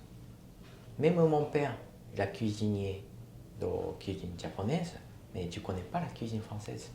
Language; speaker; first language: French; non-native, learner; Japanese